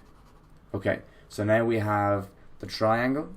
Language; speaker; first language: English; native; English